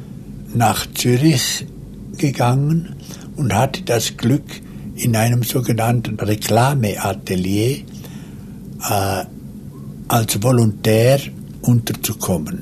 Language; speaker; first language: German; non-native, local second language; Romansh